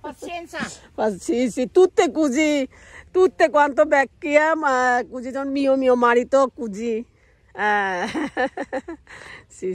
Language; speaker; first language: Italian; non-native, learner; Bangla